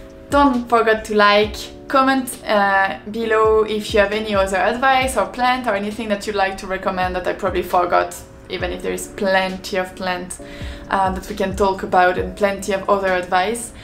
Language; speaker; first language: English; non-native, fluent; French